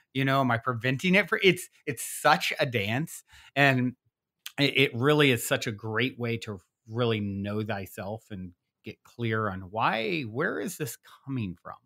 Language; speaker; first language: English; native; English